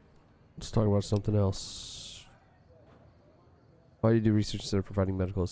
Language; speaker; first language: English; native; English